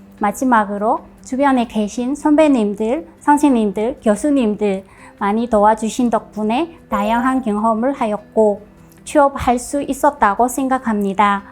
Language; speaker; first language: Korean; non-native, fluent; Chinese